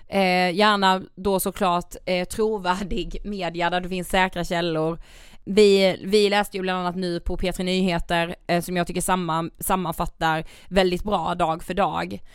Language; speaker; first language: Swedish; native; Swedish